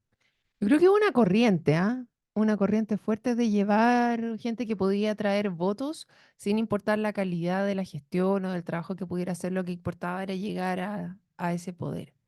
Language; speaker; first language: Spanish; native; Spanish